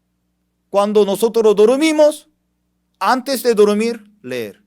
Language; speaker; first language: Spanish; non-native, fluent; Korean